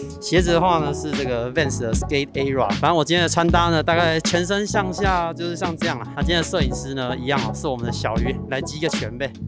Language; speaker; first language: Chinese; native; Chinese